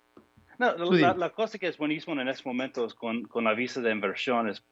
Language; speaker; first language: Spanish; non-native, fluent; English